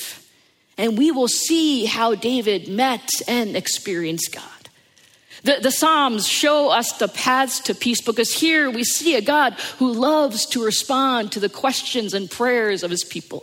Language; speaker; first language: English; native; English